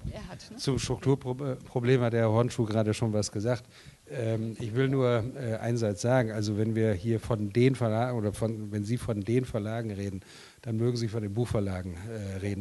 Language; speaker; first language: German; native; German